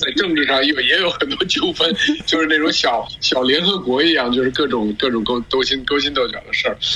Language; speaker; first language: Chinese; early bilingual, other home language; English